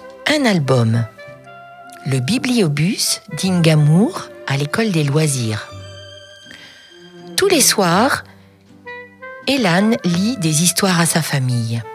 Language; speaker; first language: French; native; French